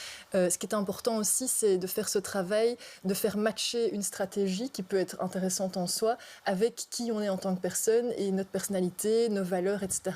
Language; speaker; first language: French; native; French